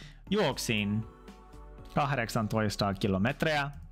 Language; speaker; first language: Finnish; non-native, learner; English